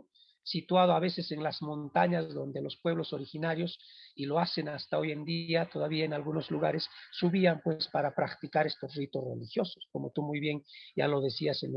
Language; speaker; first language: Spanish; non-native, local second language; Quechua